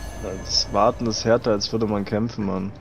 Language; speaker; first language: German; native; German